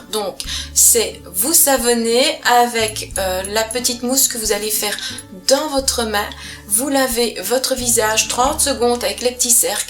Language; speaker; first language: French; native; French